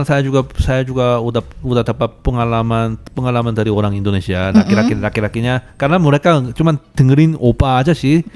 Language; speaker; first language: Indonesian; non-native, fluent; Korean